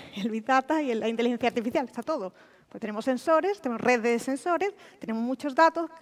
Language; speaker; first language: Spanish; native; Spanish